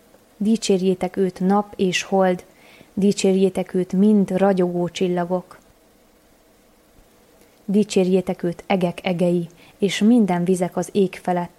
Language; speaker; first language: Hungarian; native; Hungarian